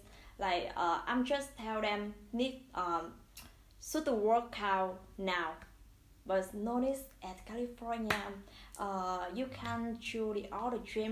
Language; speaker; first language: English; non-native, learner; Vietnamese